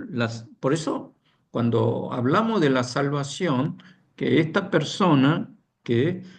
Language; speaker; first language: Spanish; non-native, fluent; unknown